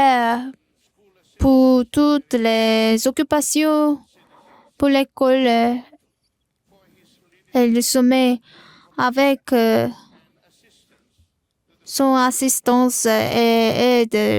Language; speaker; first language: French; non-native, learner; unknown